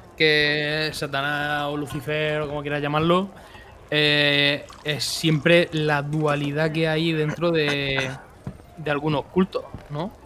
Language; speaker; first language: Spanish; native; Spanish